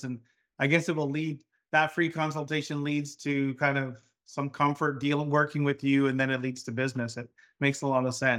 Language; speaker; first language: English; native; English